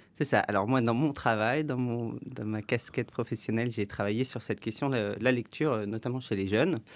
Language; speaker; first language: French; native; French